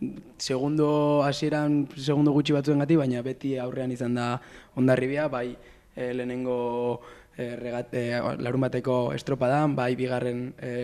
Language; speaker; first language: Basque; native; Basque